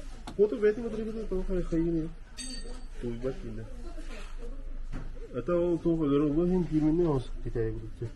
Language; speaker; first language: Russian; non-native, local second language; Yakut